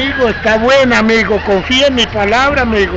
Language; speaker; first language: Spanish; native; Spanish